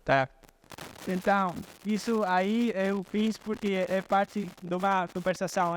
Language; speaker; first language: Portuguese; non-native, fluent; Spanish